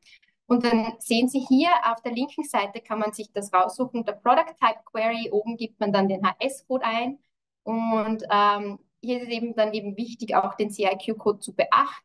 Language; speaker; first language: German; native; German